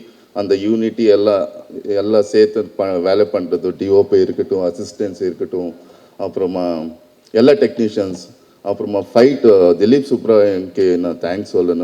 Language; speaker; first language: Tamil; non-native, learner; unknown